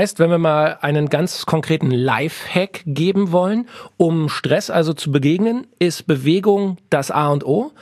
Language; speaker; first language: German; native; German